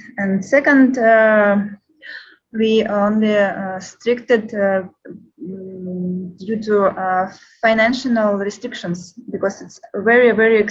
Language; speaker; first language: English; non-native, learner; Russian